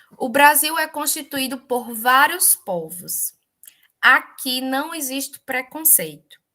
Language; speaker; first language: Portuguese; native; Portuguese